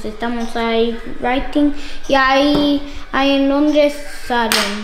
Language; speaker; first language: Spanish; early bilingual, heritage; Spanish